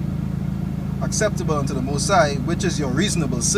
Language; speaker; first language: English; native; English